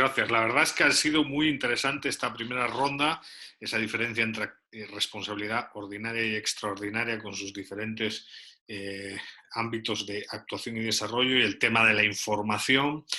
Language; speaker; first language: Spanish; native; Spanish